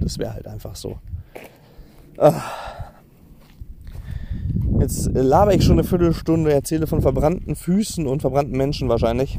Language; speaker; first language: German; native; German